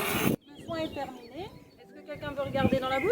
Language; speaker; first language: French; native; French